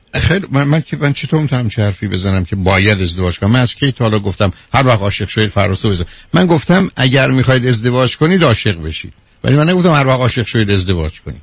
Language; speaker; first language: Persian; native; Persian